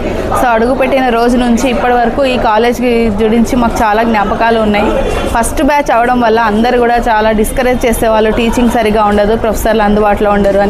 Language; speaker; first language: Telugu; native; Telugu